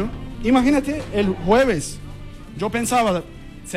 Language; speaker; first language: Spanish; non-native, learner; Turkish